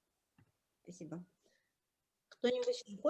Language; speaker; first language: Russian; native; Russian